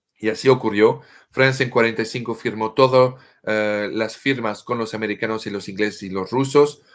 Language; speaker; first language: Spanish; non-native, fluent; French